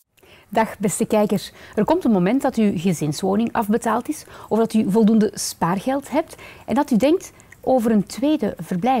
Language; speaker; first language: Dutch; native; Dutch